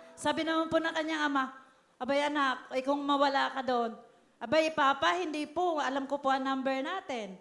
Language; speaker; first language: Filipino; native; Filipino